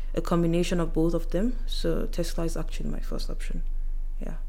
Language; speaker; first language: English; non-native, local second language; Yoruba